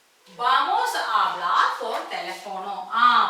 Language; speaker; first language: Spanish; non-native, fluent; Tamil